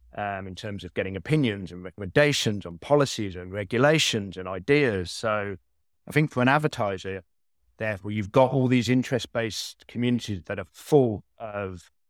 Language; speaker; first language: English; native; English